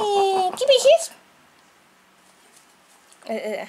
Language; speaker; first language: German; non-native, learner; Thai